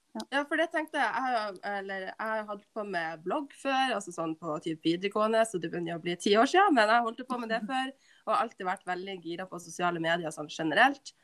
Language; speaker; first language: Norwegian; native; Norwegian